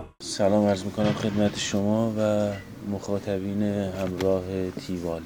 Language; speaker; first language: Persian; non-native, local second language; Azerbaijani